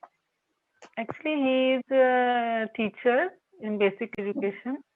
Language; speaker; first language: English; non-native, local second language; Hindi